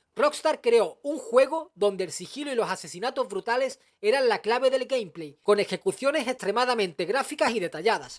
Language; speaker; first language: Spanish; native; Spanish